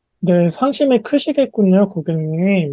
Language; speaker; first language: Korean; native; Korean